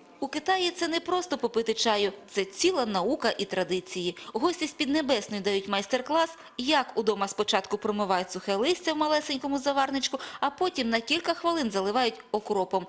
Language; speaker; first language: Ukrainian; native; Ukrainian